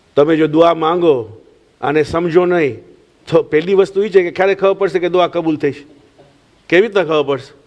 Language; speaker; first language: Gujarati; early bilingual, heritage; Gujarati